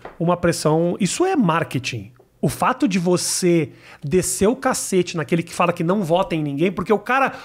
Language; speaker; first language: Portuguese; native; Portuguese